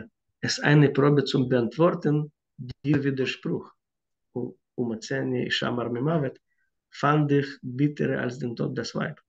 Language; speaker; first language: German; non-native, fluent; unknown